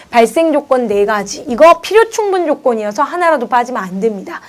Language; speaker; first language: Korean; native; Korean